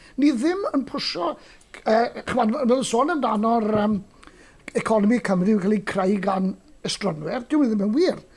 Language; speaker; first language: Welsh; native; Welsh